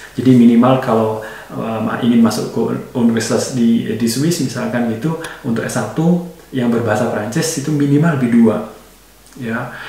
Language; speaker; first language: Indonesian; native; Indonesian